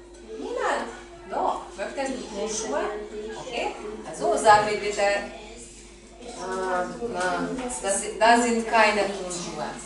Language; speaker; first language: German; non-native, fluent; Hungarian